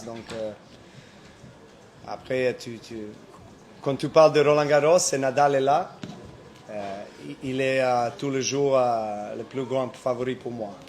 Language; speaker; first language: French; non-native, learner; Serbian